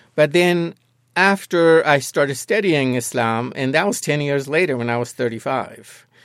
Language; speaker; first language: English; non-native, fluent; Persian